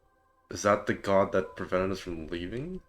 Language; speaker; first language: English; native; English